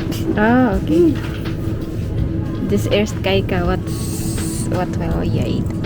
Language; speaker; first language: Dutch; non-native, learner; Cebuano